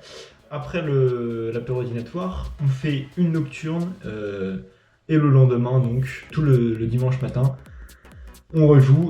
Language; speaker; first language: French; native; French